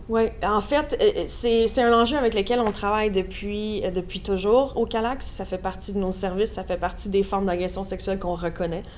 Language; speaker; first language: French; native; French